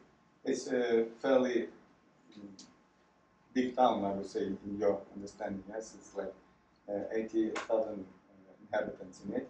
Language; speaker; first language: English; non-native, fluent; Ukrainian